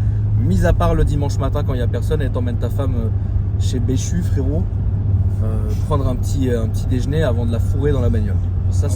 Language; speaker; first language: French; native; French